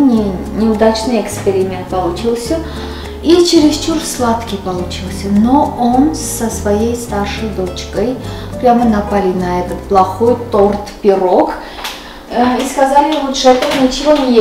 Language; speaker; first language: Russian; non-native, fluent; Armenian